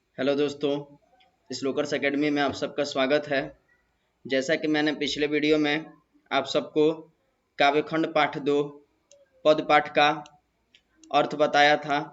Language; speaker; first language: Hindi; native; Hindi